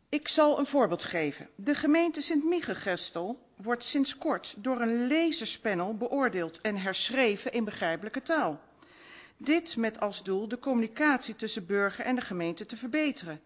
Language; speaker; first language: Dutch; native; Dutch